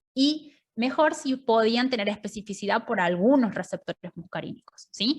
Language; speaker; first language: Spanish; native; Spanish